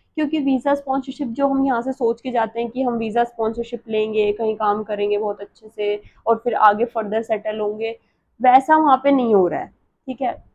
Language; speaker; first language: Hindi; native; Hindi